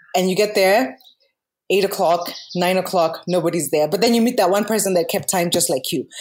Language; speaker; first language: English; non-native, local second language; Kikuyu